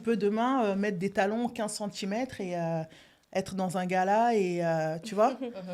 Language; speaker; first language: French; native; French